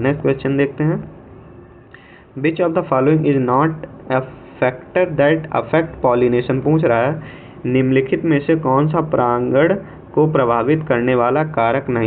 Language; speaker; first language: Hindi; native; Hindi